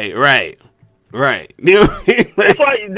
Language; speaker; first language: English; native; English